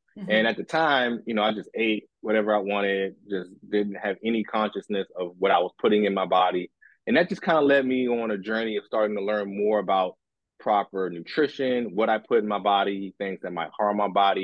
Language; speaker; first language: English; native; English